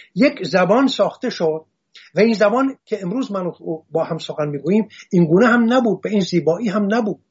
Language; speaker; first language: Persian; non-native, local second language; Assyrian Neo-Aramaic